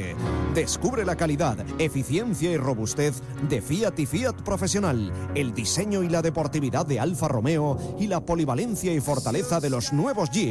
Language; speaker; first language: Spanish; native; Spanish